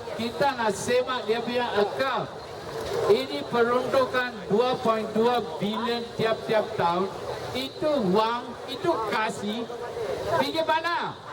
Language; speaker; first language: Malay; non-native, local second language; Chinese